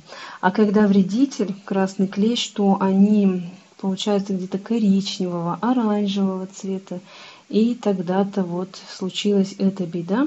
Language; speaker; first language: Russian; native; Russian